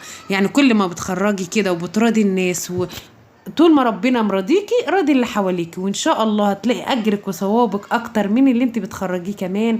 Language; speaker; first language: Arabic; native; Arabic